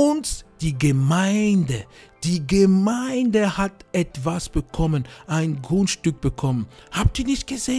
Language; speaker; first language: German; non-native, fluent; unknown